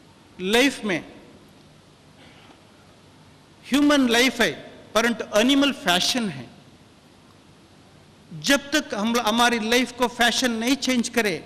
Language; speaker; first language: Hindi; non-native, local second language; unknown